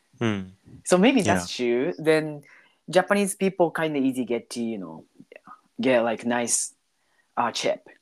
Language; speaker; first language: English; non-native, learner; Japanese